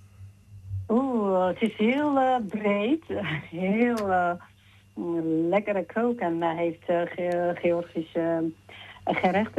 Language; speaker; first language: Dutch; non-native, learner; Georgian